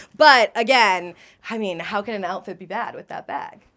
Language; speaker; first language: English; native; English